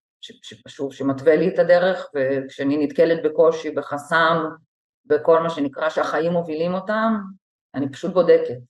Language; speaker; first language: Hebrew; native; Hebrew